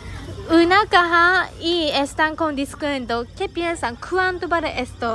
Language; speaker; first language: Spanish; non-native, learner; Japanese